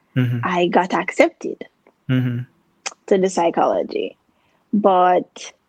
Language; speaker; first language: English; non-native, local second language; Jamaican Creole English